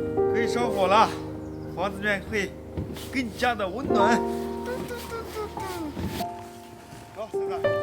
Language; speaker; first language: Chinese; native; Chinese